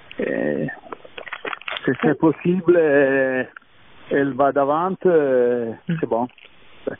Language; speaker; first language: French; non-native, learner; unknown